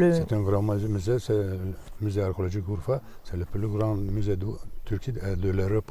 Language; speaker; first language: French; non-native, fluent; Turkish